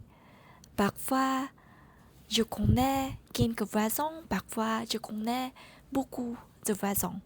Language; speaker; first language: French; non-native, learner; Vietnamese